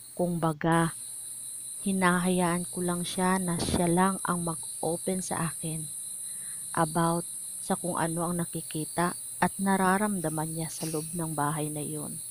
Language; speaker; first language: Filipino; native; Filipino